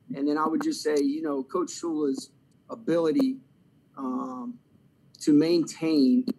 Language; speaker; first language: English; native; English